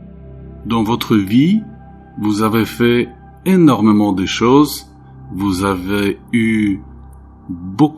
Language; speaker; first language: French; non-native, fluent; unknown